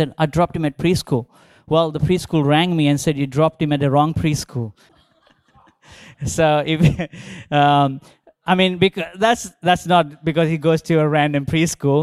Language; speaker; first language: English; non-native, local second language; Telugu